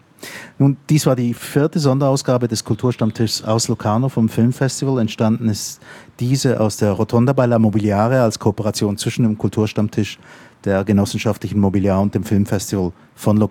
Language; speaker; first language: German; native; German